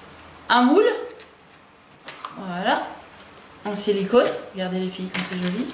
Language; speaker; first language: French; native; French